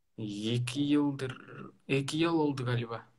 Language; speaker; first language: Turkish; non-native, learner; Kyrgyz